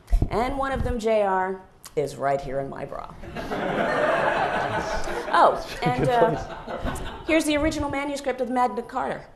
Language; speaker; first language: English; native; English